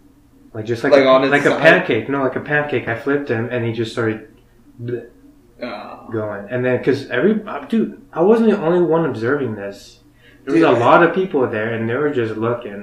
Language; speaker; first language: English; early bilingual, other home language; Spanish